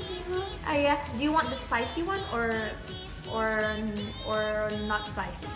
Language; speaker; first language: English; non-native, fluent; Indonesian